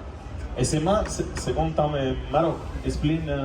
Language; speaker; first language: French; non-native, learner; Italian